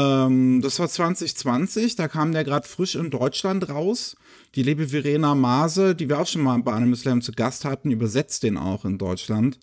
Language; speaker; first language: German; native; German